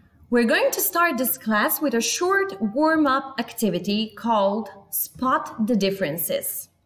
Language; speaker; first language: English; non-native, fluent; Macedonian